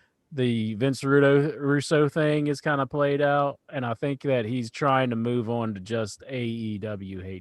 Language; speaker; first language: English; native; English